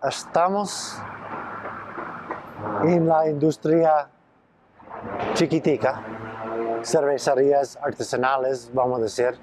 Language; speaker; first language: Spanish; non-native, fluent; English